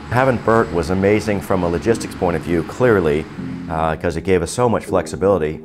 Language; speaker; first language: English; native; English